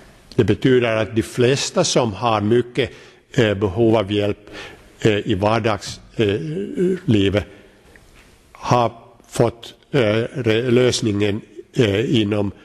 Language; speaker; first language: Swedish; non-native, local second language; Finnish